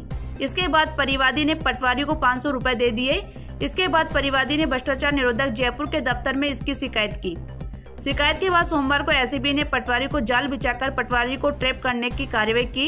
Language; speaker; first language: Hindi; native; Hindi